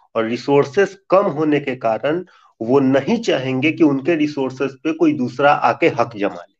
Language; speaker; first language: Hindi; native; Hindi